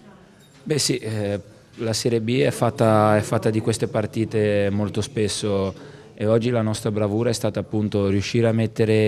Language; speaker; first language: Italian; native; Italian